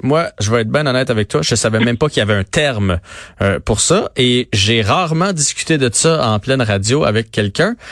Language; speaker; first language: French; native; French